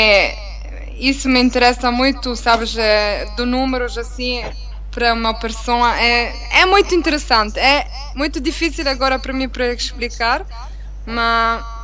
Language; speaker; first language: Portuguese; non-native, learner; Italian